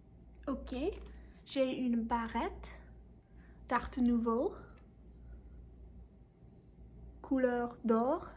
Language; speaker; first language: French; non-native, learner; English